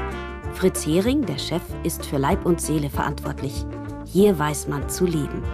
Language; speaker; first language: German; native; German